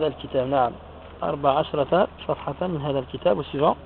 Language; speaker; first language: Arabic; non-native, fluent; French